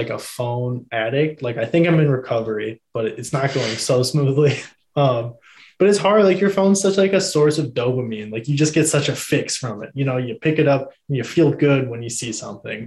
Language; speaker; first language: English; native; English